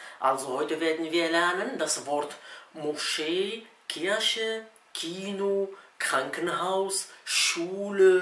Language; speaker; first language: German; non-native, fluent; Arabic